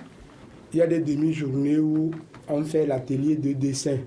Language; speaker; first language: French; native; French